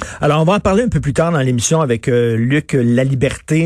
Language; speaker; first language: French; native; French